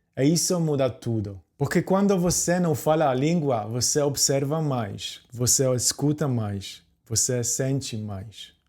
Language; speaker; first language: Portuguese; non-native, fluent; Polish